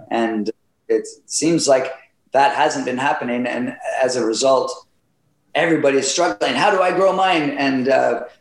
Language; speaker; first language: English; native; English